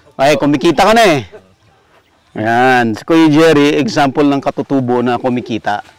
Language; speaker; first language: Filipino; native; Filipino